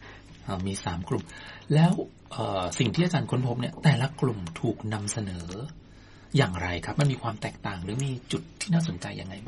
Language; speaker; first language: Thai; native; Thai